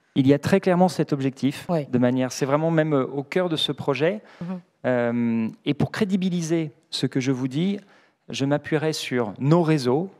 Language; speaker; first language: French; native; French